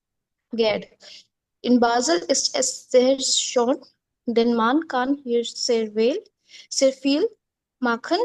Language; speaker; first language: German; non-native, learner; Hindi